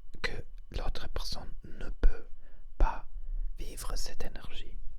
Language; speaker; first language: French; non-native, learner; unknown